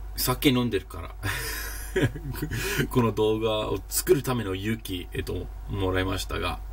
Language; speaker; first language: Japanese; non-native, learner; English